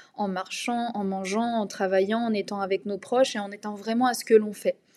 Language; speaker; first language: French; native; French